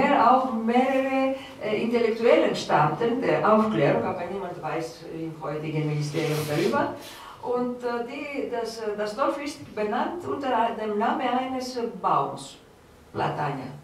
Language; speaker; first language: German; non-native, fluent; Greek